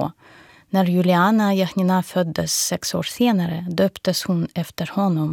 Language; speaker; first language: Swedish; non-native, fluent; Russian